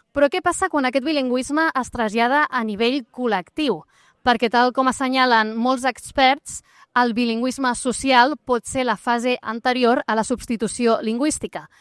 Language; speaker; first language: Catalan; native; Catalan